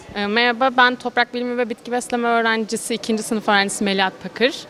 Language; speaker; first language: Turkish; native; Turkish